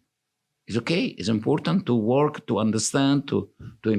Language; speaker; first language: English; non-native, fluent; Italian